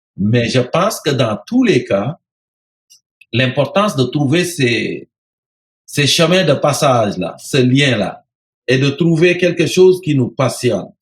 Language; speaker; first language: French; non-native, local second language; Serer